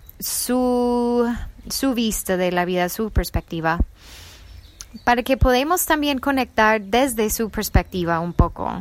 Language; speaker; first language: Spanish; non-native, fluent; English